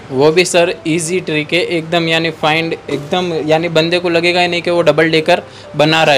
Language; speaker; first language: Hindi; non-native, local second language; Gujarati